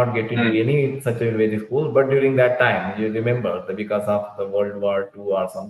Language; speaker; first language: English; non-native, local second language; Tulu